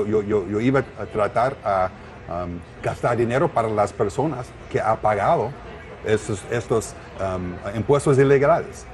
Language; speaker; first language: Spanish; non-native, learner; English